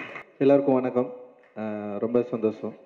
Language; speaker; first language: Tamil; native; Tamil